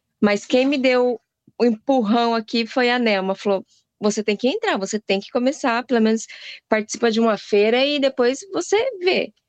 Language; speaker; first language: Portuguese; native; Portuguese